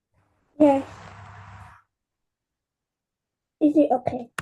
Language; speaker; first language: English; non-native, learner; Vietnamese